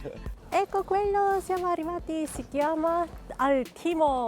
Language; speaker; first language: Italian; non-native, fluent; Japanese